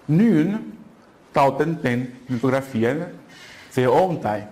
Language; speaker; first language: Greek; non-native, fluent; Portuguese